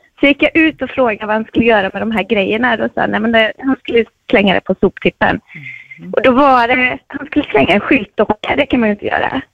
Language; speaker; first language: Swedish; native; Swedish